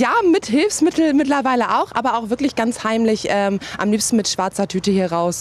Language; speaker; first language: German; early bilingual, other home language; Turkish